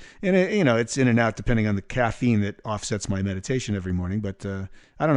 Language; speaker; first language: English; native; English